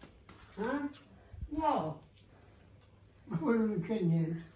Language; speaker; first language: Italian; native; Italian